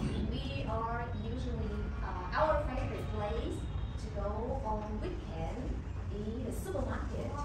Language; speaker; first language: English; non-native, learner; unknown